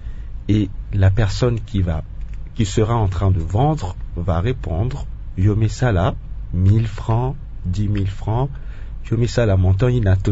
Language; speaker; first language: French; non-native, local second language; Kongo